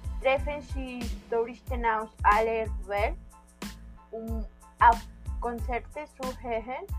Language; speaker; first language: German; non-native, learner; Spanish